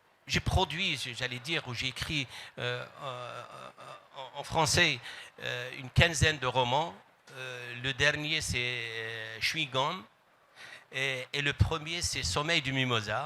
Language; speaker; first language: French; non-native, local second language; Arabic